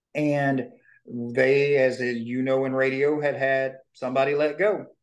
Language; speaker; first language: English; native; English